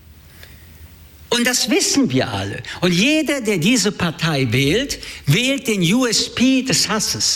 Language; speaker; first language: German; early bilingual, other home language; French